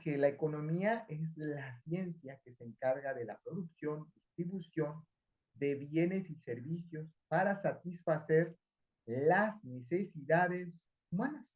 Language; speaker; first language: Spanish; native; Spanish